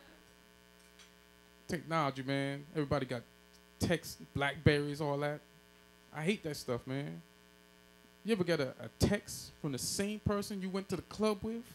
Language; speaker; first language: English; native; English